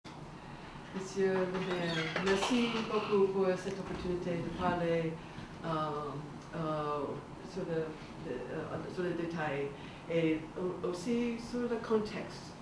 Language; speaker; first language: French; non-native, learner; English